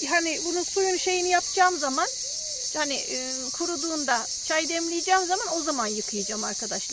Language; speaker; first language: Turkish; native; Turkish